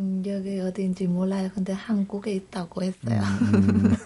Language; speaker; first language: Korean; non-native, local second language; Vietnamese